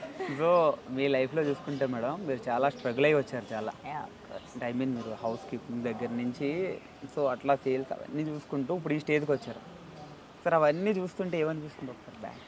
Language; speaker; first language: Telugu; native; Telugu